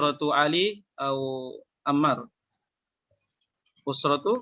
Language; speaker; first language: Arabic; non-native, fluent; Indonesian